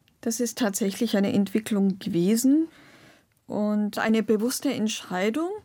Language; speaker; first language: German; non-native, local second language; Romany